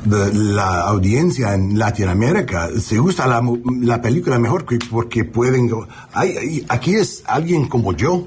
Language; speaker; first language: Spanish; non-native, learner; English